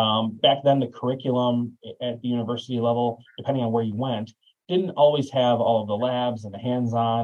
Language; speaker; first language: English; native; English